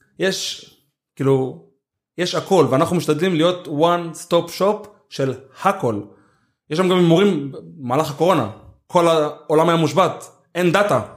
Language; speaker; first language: Hebrew; native; Hebrew